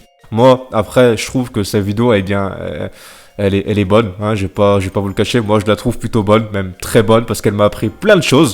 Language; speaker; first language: French; native; French